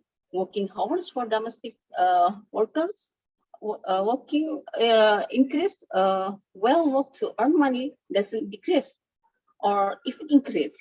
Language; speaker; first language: English; non-native, learner; Indonesian